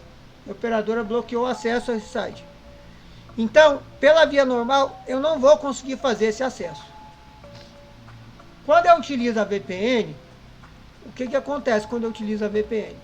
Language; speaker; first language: Portuguese; native; Portuguese